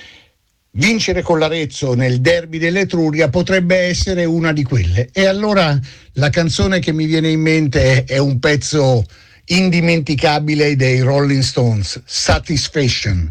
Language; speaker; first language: Italian; native; Italian